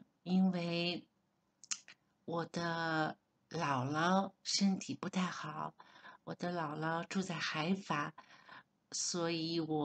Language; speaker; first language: Chinese; non-native, learner; Hebrew